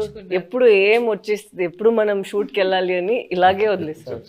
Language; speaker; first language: Telugu; non-native, fluent; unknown